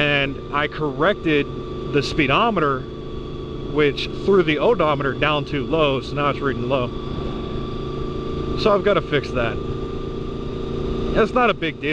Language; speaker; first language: English; native; English